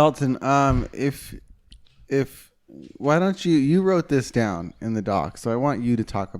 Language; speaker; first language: English; native; English